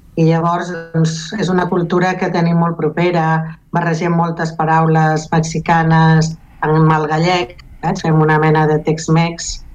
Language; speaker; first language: Catalan; non-native, local second language; Galician